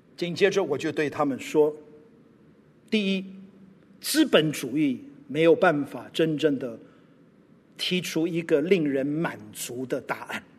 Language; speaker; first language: Chinese; non-native, local second language; English